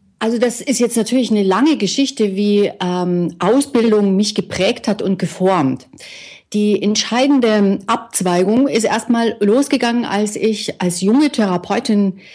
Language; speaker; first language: German; native; German